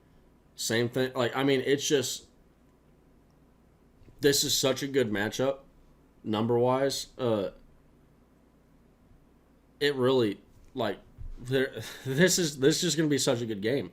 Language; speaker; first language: English; native; English